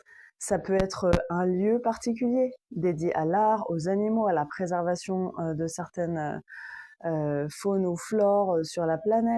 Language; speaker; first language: French; native; French